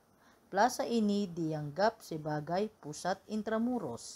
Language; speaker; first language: Indonesian; non-native, learner; Filipino